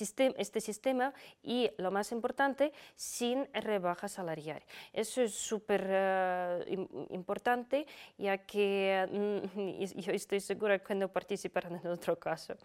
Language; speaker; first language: Spanish; non-native, fluent; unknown